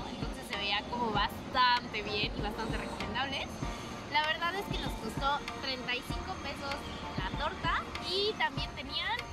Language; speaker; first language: Spanish; native; Spanish